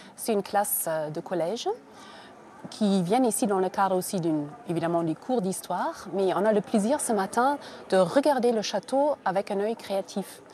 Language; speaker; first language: French; non-native, fluent; German